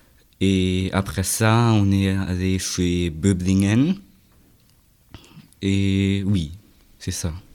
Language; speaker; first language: French; non-native, learner; German